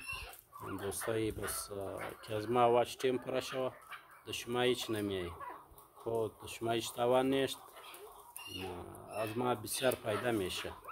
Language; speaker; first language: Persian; non-native, learner; Pashto